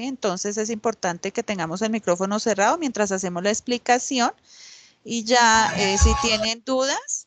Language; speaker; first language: Spanish; native; Spanish